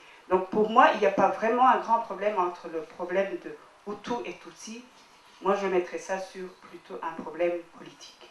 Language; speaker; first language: French; non-native, local second language; Kinyarwanda